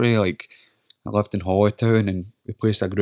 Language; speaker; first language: English; native; English